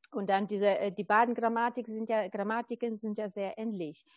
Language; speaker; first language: German; non-native, fluent; Albanian